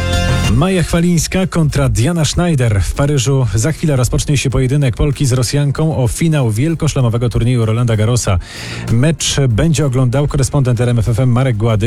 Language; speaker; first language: Polish; native; Polish